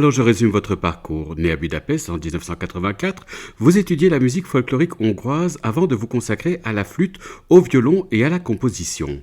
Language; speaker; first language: French; native; French